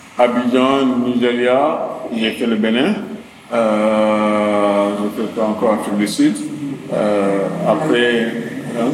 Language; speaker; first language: French; non-native, local second language; Wolof